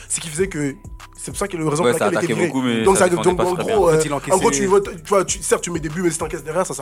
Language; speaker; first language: French; native; French